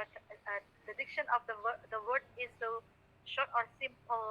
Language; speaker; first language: English; non-native, fluent; Indonesian